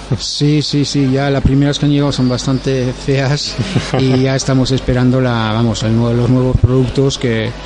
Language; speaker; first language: Spanish; non-native, fluent; French